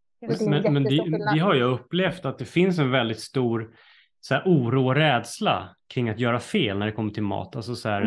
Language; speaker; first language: Swedish; native; Swedish